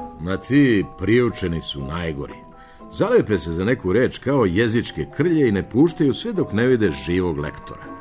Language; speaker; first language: Serbian; native; Serbian